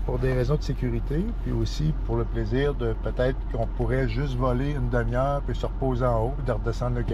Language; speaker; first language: French; native; French